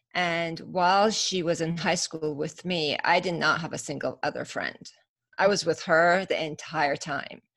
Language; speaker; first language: English; early bilingual, other home language; Persian